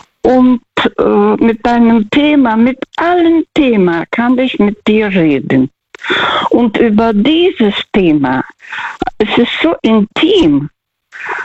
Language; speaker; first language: German; non-native, fluent; Russian